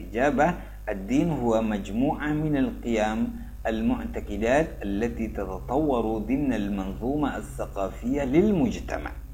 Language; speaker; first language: Arabic; non-native, fluent; Indonesian